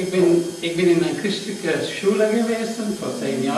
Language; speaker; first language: German; non-native, learner; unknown